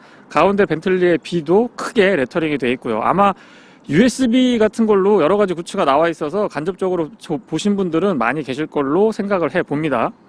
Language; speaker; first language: Korean; native; Korean